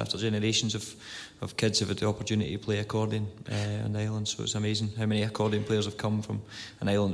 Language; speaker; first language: English; native; English